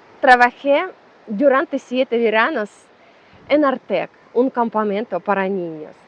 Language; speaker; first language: Spanish; non-native, learner; Ukrainian